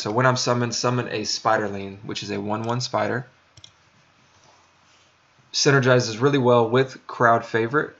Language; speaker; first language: English; native; English